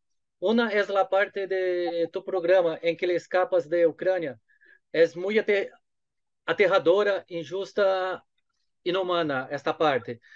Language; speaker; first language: Spanish; non-native, learner; Portuguese